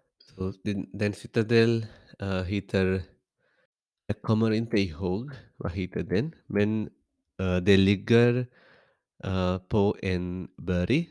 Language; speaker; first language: Swedish; non-native, learner; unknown